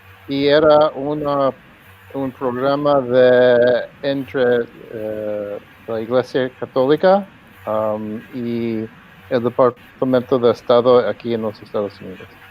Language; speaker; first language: Spanish; early bilingual, heritage; Spanish